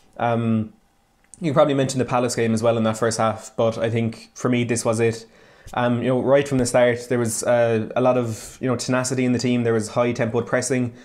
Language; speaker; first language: English; native; English